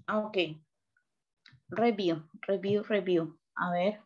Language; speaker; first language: English; non-native, learner; Spanish